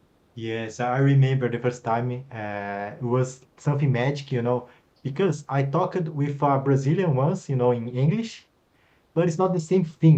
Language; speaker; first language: English; non-native, fluent; Portuguese